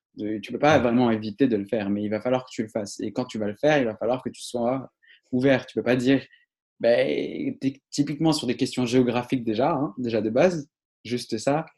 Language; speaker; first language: French; non-native, local second language; Arabic